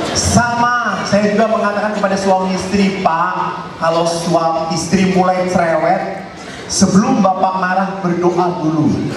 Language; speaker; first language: Indonesian; non-native, local second language; Javanese